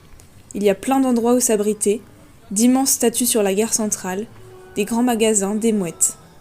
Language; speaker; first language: French; native; French